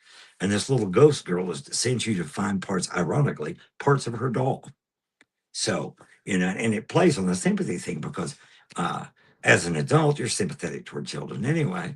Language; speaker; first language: English; native; English